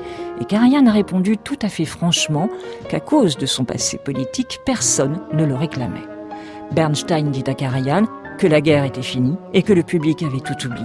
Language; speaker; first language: French; native; French